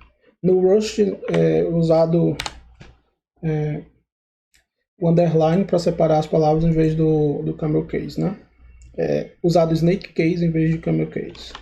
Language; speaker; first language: Portuguese; native; Portuguese